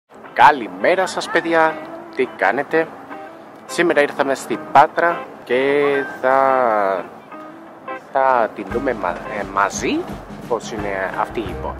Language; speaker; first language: Greek; non-native, learner; Spanish